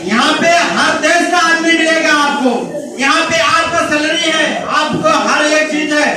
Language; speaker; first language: Hindi; non-native, fluent; Bangla